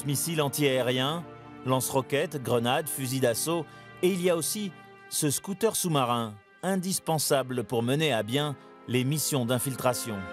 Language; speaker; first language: French; native; French